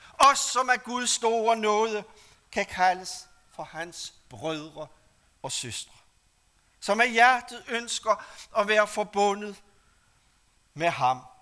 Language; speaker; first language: Danish; native; Danish